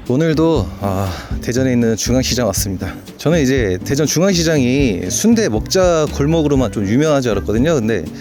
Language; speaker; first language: Korean; native; Korean